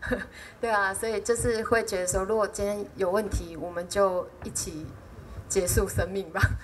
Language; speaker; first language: Chinese; native; Chinese